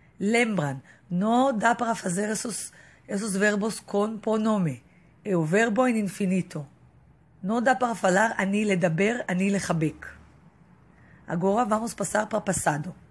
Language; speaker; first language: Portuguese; non-native, fluent; Hebrew